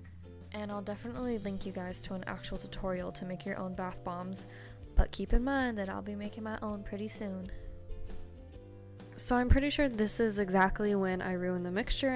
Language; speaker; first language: English; native; English